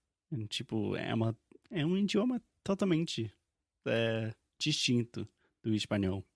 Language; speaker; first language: Portuguese; non-native, fluent; English